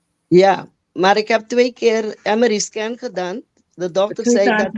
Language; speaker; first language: Dutch; non-native, fluent; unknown